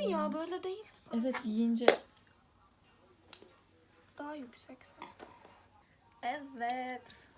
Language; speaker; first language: Turkish; native; Turkish